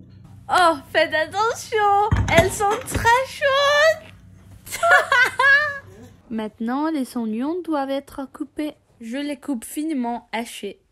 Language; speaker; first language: French; non-native, fluent; English